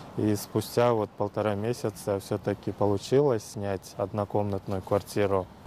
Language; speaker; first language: Russian; non-native, local second language; Kyrgyz